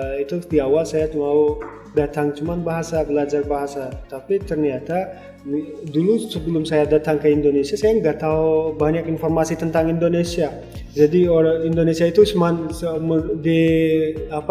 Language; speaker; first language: Indonesian; non-native, fluent; Turkmen